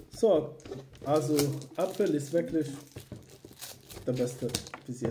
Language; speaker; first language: German; non-native, learner; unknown